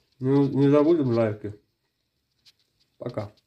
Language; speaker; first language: Russian; non-native, fluent; Uzbek